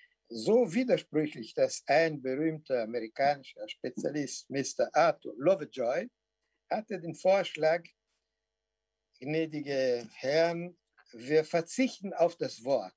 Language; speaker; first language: German; non-native, fluent; Portuguese